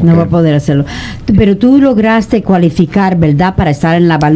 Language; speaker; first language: Spanish; native; Spanish